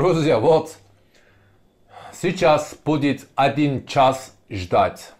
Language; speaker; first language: Russian; non-native, learner; Turkish